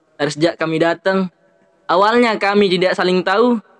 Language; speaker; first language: Indonesian; non-native, local second language; Sasak